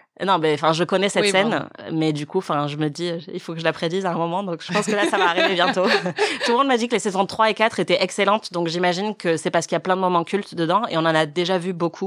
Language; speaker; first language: French; native; French